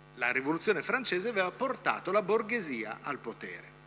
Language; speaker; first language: Italian; native; Italian